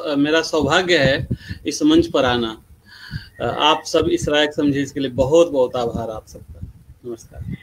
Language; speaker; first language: Hindi; non-native, local second language; Bhojpuri